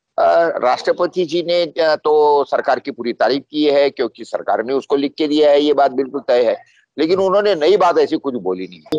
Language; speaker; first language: Hindi; non-native, local second language; Marathi